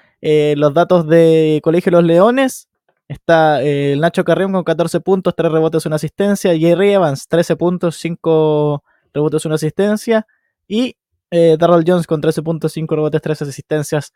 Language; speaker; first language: Spanish; native; Spanish